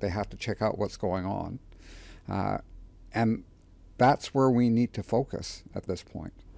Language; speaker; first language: English; native; English